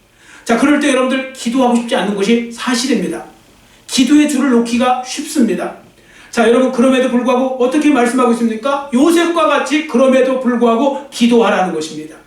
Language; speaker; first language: Korean; native; Korean